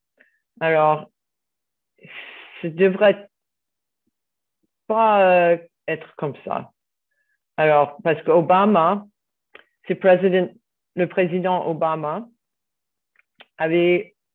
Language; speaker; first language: French; non-native, fluent; English